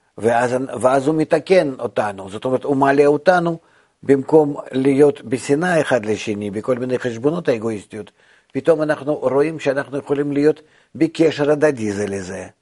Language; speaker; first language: Hebrew; non-native, fluent; Russian